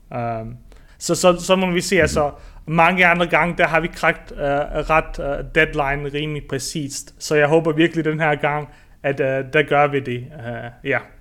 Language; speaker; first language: Danish; early bilingual, other home language; Bosnian